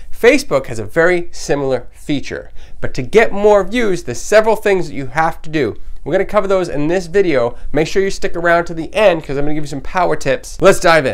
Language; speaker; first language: English; native; English